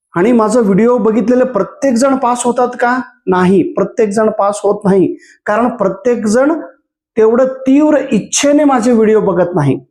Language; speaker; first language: Marathi; non-native, local second language; Kannada